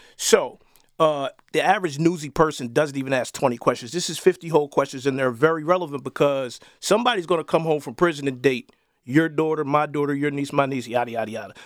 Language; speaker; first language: English; native; English